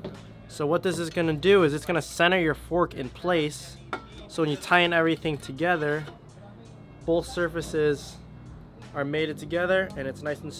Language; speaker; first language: English; native; English